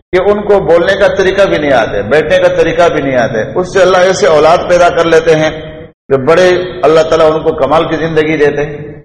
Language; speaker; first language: Urdu; non-native, local second language; Pashto